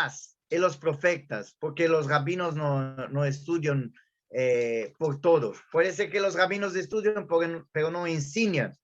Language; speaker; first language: Spanish; non-native, learner; Portuguese